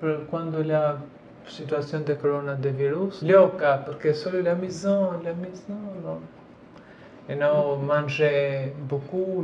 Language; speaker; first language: French; non-native, learner; Albanian